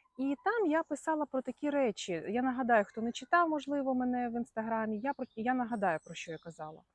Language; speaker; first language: Ukrainian; non-native, local second language; Russian